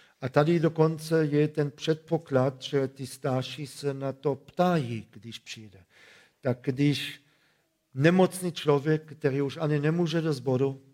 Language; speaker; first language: Czech; non-native, fluent; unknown